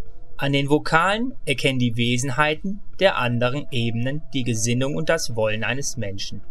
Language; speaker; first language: German; native; German